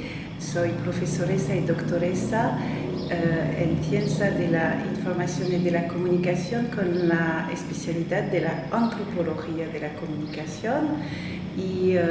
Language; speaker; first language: Spanish; non-native, fluent; French